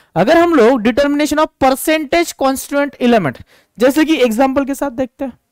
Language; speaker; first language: Hindi; non-native, local second language; Marathi